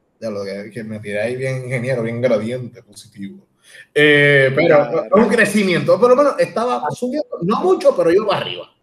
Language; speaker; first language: Spanish; native; Spanish